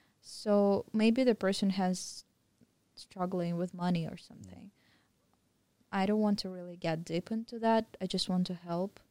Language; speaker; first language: English; non-native, fluent; Russian